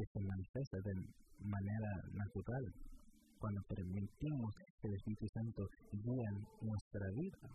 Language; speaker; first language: Spanish; early bilingual, heritage; English